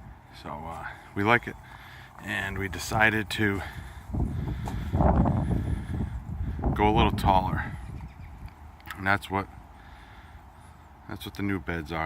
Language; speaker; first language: English; native; English